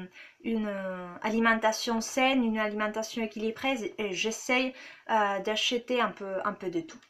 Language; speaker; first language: French; non-native, fluent; Spanish